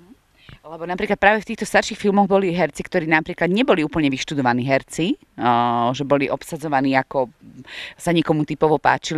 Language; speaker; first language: Slovak; native; Slovak